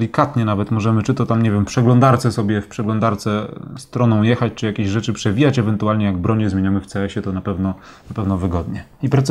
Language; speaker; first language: Polish; native; Polish